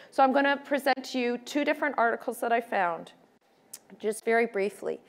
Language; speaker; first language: English; native; English